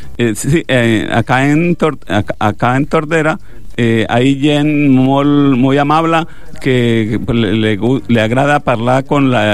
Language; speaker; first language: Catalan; non-native, learner; Spanish